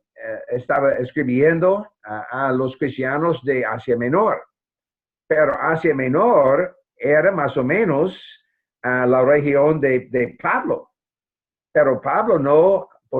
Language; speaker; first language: Spanish; non-native, fluent; English